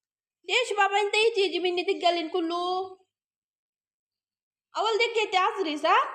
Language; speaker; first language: Arabic; non-native, learner; Bangla